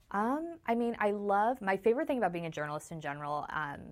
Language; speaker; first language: English; native; English